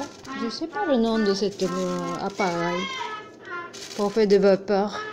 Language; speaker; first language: French; non-native, learner; Japanese